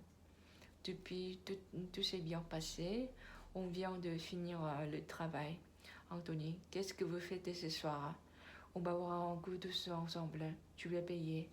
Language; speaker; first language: French; non-native, learner; Korean